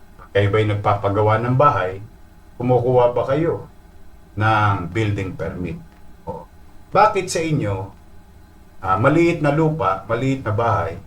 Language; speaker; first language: Filipino; native; Filipino